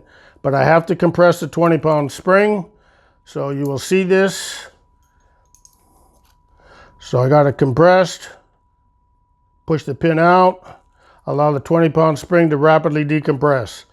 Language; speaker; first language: English; native; English